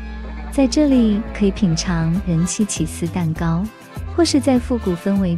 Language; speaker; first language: Chinese; native; Chinese